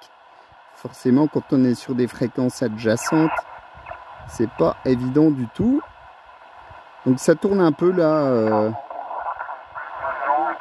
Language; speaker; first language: French; native; French